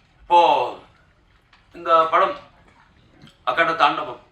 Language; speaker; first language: Tamil; non-native, local second language; Telugu